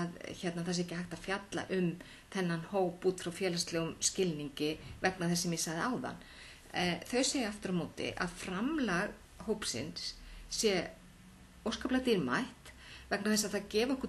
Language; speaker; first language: Icelandic; native; Icelandic